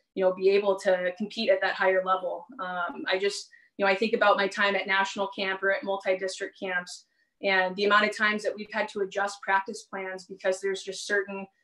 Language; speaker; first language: English; native; English